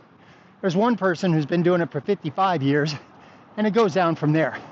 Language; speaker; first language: English; native; English